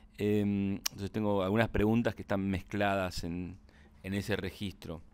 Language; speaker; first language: Spanish; native; Spanish